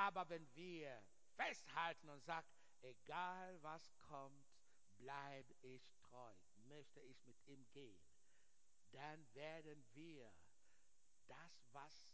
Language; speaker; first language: German; non-native, learner; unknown